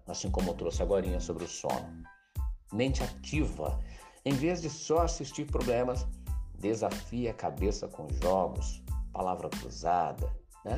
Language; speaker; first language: Portuguese; native; Portuguese